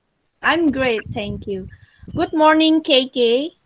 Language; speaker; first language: English; non-native, fluent; Indonesian